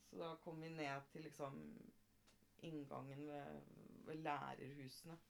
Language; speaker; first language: Norwegian; native; Norwegian